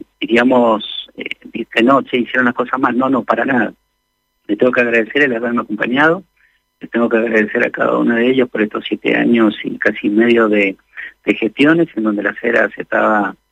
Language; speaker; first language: Spanish; native; Spanish